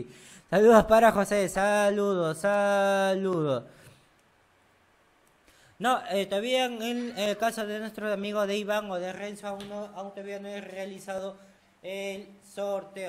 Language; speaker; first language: Spanish; native; Spanish